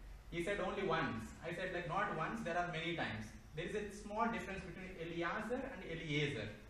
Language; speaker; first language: English; non-native, local second language; Telugu